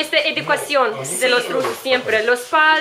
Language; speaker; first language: Spanish; non-native, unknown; Russian